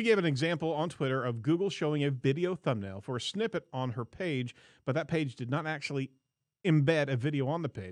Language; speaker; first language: English; native; English